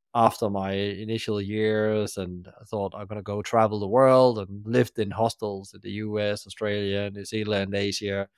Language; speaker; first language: English; non-native, fluent; Danish